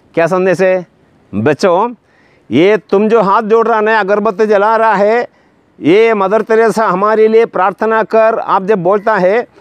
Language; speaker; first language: Hindi; non-native, local second language; Malayalam